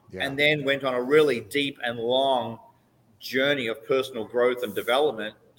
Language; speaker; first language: English; native; English